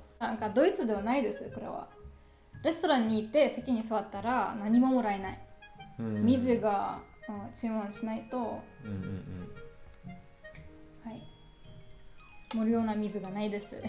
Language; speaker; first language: Japanese; non-native, learner; German